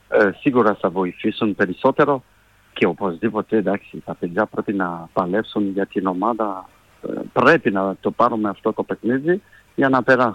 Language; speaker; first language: Greek; non-native, fluent; French